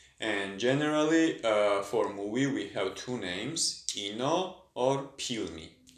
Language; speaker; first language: English; non-native, fluent; Georgian